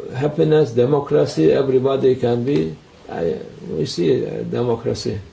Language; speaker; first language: English; non-native, learner; Turkish